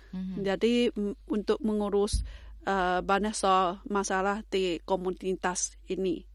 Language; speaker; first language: Indonesian; non-native, fluent; Chinese